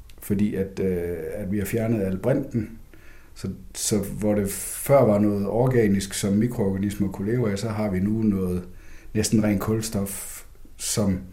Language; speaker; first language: Danish; native; Danish